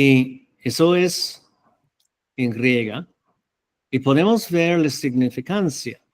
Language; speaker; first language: Spanish; non-native, fluent; English